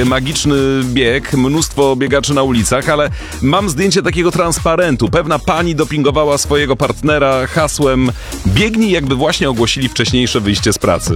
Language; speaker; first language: Polish; native; Polish